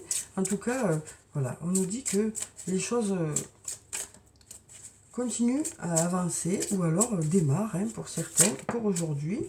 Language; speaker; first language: French; native; French